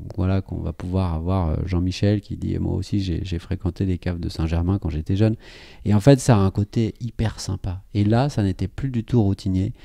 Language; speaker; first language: French; native; French